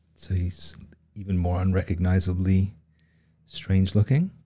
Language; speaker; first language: English; native; English